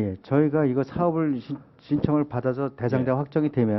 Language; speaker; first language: Korean; native; Korean